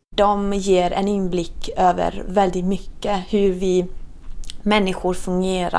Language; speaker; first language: Swedish; non-native, fluent; Italian